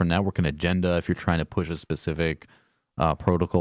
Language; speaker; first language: English; native; English